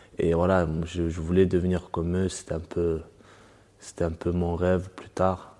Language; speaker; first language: French; early bilingual, other home language; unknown